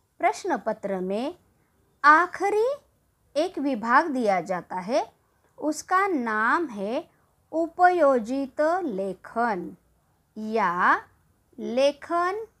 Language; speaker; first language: Hindi; non-native, local second language; Marathi